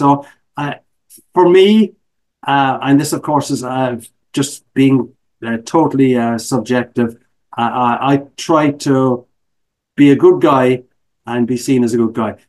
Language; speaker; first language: English; native; English